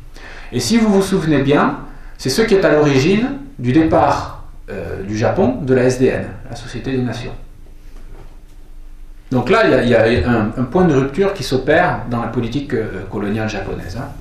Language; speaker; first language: French; native; French